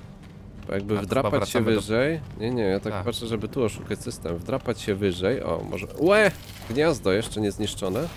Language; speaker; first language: Polish; native; Polish